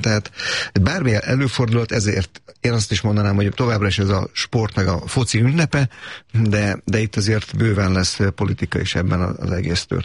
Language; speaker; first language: Hungarian; native; Hungarian